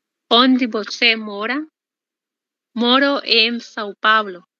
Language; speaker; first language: Portuguese; non-native, learner; Spanish